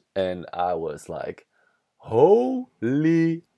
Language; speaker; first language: English; non-native, fluent; Dutch